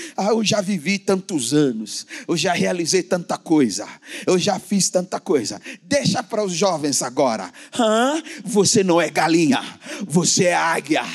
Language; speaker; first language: Portuguese; non-native, fluent; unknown